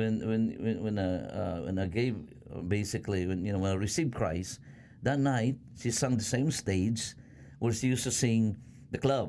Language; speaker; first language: English; non-native, local second language; Filipino